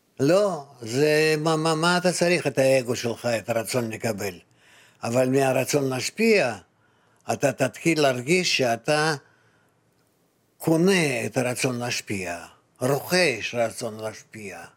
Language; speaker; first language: Hebrew; non-native, fluent; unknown